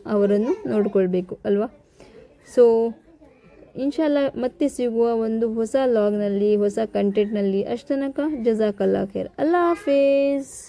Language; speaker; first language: Kannada; non-native, local second language; Urdu